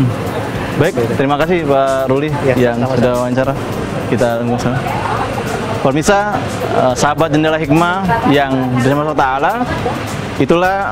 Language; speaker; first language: Indonesian; native; Indonesian